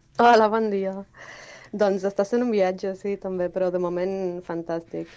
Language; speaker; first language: Catalan; native; Catalan